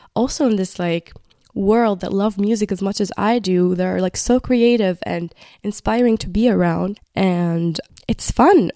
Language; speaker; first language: English; non-native, fluent; Arabic